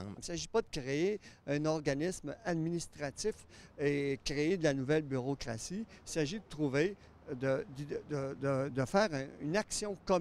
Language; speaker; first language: French; native; French